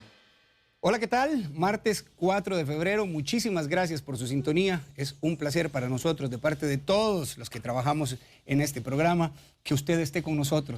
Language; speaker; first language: Spanish; native; Spanish